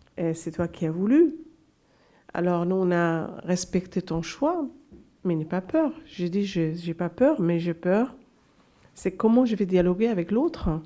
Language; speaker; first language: French; non-native, local second language; Arabic